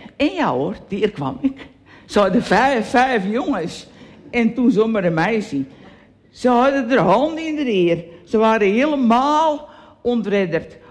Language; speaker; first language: Dutch; native; Dutch